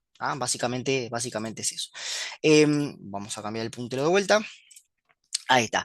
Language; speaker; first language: Spanish; native; Spanish